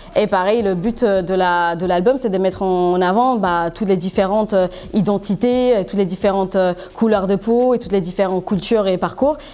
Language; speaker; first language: French; non-native, fluent; English